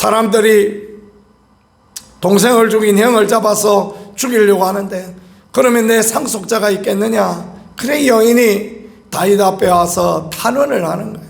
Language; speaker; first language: Korean; native; Korean